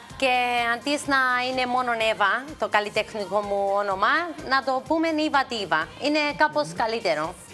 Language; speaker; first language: Greek; early bilingual, heritage; Greek